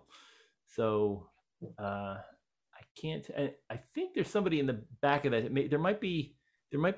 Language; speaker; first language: English; native; English